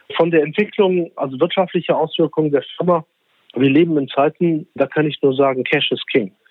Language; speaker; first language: German; early bilingual, other home language; Turkish